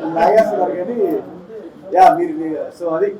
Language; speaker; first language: Telugu; native; Telugu